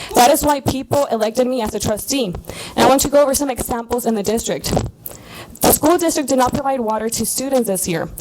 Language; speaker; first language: English; early bilingual, other home language; Spanish